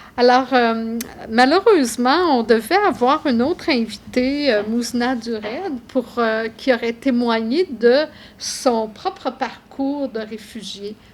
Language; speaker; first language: French; native; French